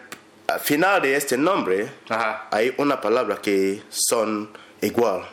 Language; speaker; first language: Spanish; non-native, learner; English